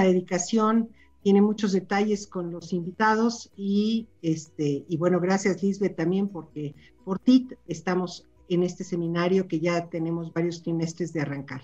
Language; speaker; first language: Spanish; native; Spanish